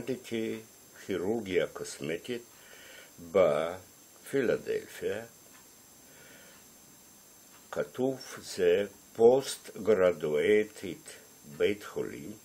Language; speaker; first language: Hebrew; non-native, fluent; Russian